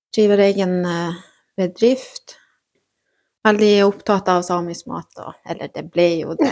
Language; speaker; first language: Norwegian; native; Norwegian